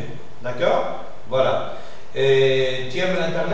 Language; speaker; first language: French; non-native, fluent; Spanish